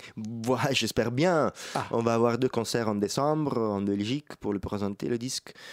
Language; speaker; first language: French; non-native, fluent; Italian